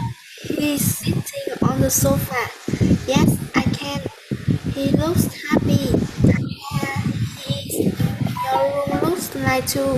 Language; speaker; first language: English; non-native, learner; Vietnamese